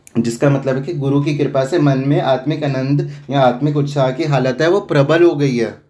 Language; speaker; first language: Hindi; non-native, local second language; Punjabi